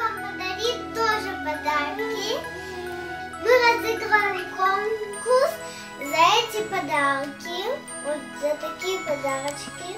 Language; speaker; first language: Russian; early bilingual, heritage; Russian